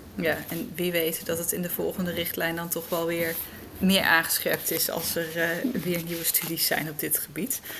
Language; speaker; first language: Dutch; native; Dutch